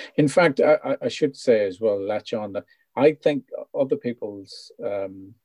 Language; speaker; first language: English; native; English